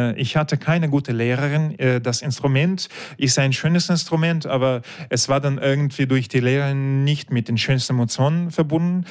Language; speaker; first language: German; non-native, fluent; Russian